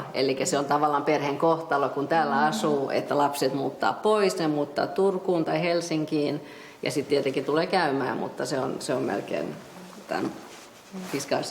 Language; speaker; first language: Finnish; non-native, fluent; Japanese